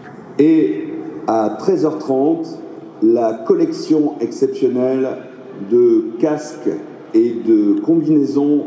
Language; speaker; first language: French; native; French